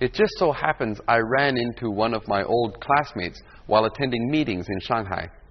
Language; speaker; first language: English; native; English